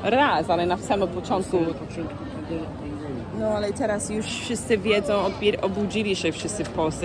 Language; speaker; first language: Polish; non-native, fluent; English